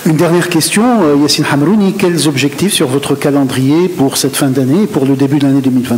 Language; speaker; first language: French; non-native, local second language; Arabic